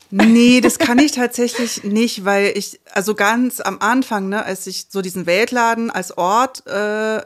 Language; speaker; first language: German; native; German